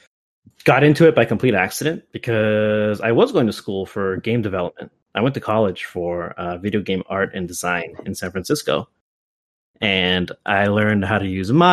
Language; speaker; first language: English; native; English